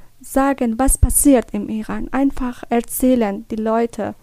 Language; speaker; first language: German; non-native, learner; Persian